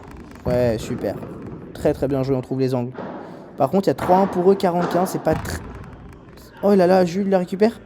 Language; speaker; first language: French; native; French